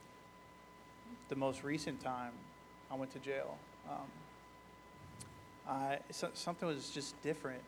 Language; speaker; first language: English; native; English